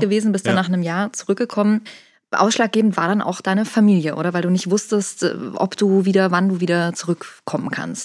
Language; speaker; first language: German; native; German